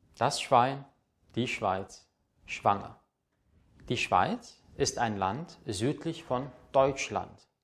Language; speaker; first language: German; native; German